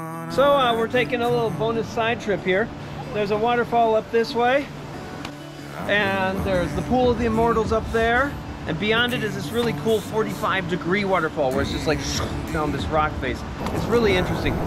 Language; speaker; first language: English; native; English